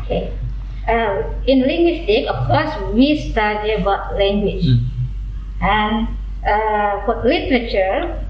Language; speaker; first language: English; non-native, fluent; Indonesian